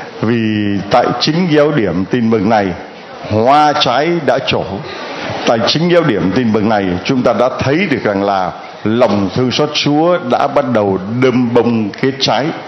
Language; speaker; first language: Vietnamese; native; Vietnamese